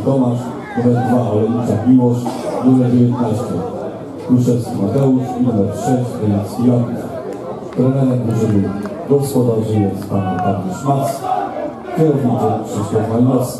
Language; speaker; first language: Polish; native; Polish